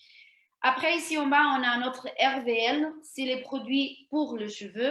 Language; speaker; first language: French; non-native, fluent; Portuguese